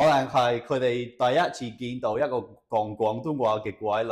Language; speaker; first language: Cantonese; non-native, fluent; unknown